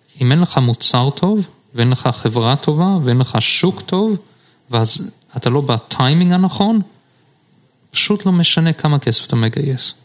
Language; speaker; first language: Hebrew; early bilingual, heritage; Hebrew